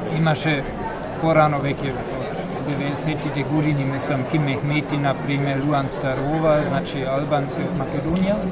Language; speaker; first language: Macedonian; non-native, fluent; German